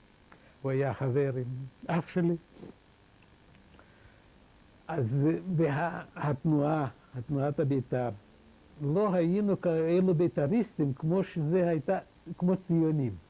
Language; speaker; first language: Hebrew; non-native, fluent; Yiddish